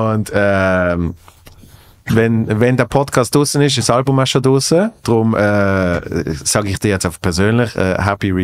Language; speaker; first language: German; native; German